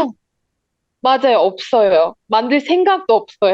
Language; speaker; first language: Korean; non-native, learner; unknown